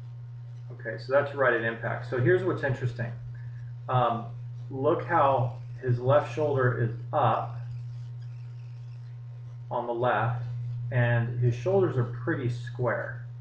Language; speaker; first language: English; native; English